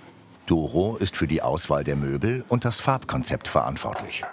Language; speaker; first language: German; native; German